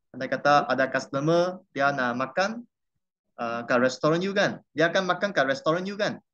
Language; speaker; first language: Malay; non-native, local second language; Chinese